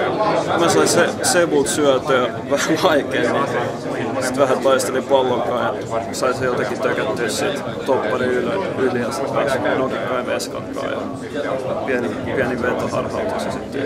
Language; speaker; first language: Finnish; native; Finnish